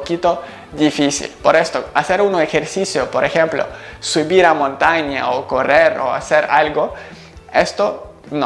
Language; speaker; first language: Spanish; non-native, learner; Ukrainian